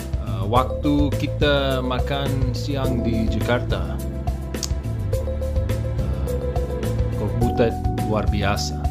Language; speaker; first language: Indonesian; non-native, learner; English